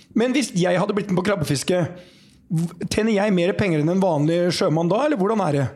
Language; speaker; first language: Norwegian; native; Norwegian